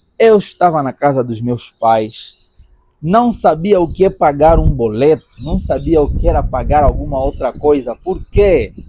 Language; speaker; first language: Portuguese; native; Portuguese